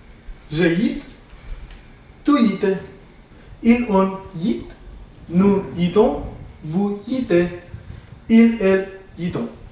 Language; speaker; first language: French; non-native, learner; Spanish